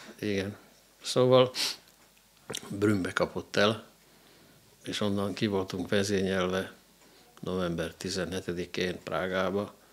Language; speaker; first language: Hungarian; non-native, local second language; Slovak